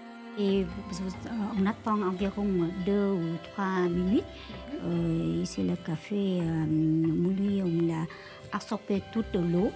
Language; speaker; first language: French; non-native, learner; Vietnamese